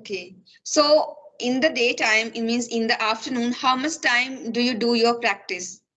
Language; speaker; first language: English; non-native, fluent; Hindi